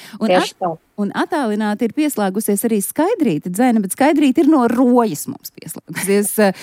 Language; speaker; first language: Latvian; native; Latvian